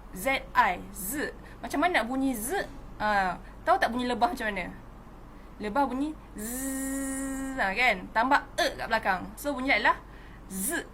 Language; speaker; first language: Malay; native; Malay